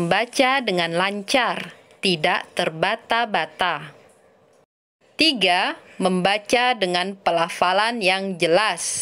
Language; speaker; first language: Indonesian; native; Indonesian